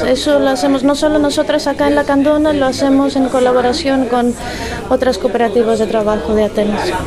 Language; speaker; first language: Spanish; non-native, fluent; Greek